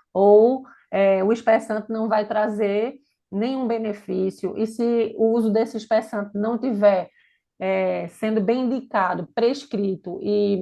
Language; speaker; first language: Portuguese; native; Portuguese